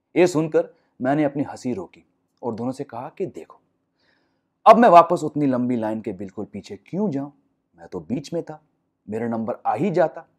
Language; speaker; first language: Hindi; non-native, local second language; English